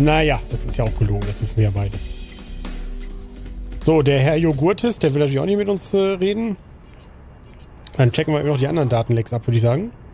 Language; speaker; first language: German; native; German